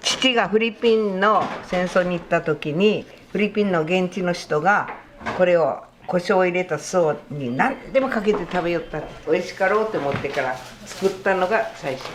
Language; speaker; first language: Japanese; native; Japanese